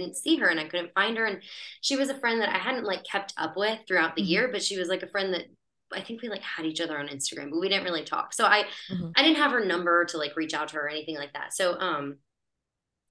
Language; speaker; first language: English; native; English